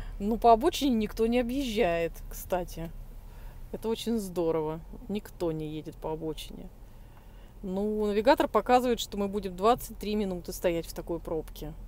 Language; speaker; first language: Russian; native; Russian